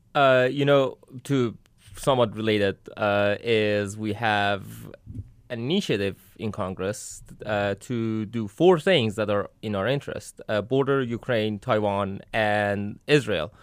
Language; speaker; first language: English; non-native, fluent; Persian